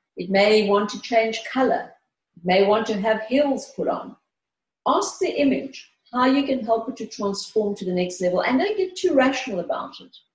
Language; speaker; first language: English; early bilingual, other home language; Greek